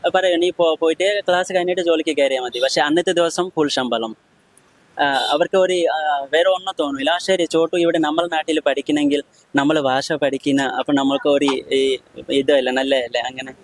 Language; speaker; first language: Malayalam; non-native, local second language; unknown